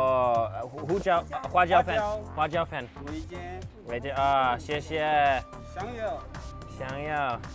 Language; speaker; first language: Chinese; non-native, learner; English